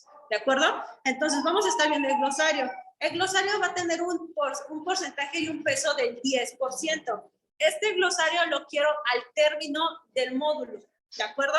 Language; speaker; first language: Spanish; native; Spanish